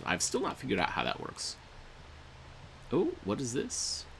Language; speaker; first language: English; native; English